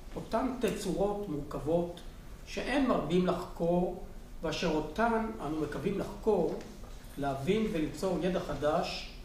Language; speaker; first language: Hebrew; native; Hebrew